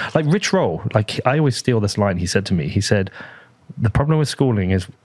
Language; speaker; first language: English; native; English